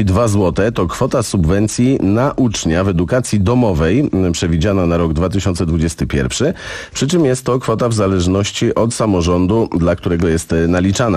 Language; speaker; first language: Polish; native; Polish